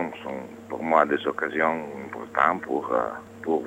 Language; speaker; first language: French; non-native, learner; Italian